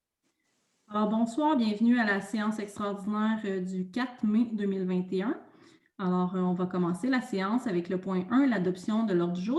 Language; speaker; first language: French; native; French